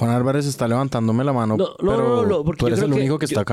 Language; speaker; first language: Spanish; native; Spanish